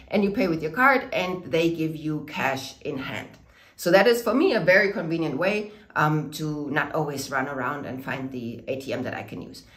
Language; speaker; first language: English; non-native, fluent; German